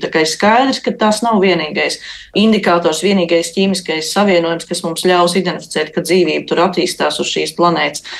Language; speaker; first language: Latvian; native; Latvian